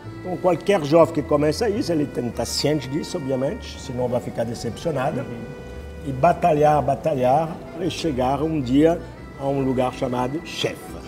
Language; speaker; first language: Portuguese; non-native, fluent; French